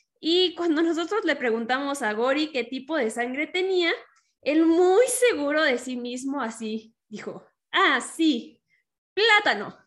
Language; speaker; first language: Spanish; native; Spanish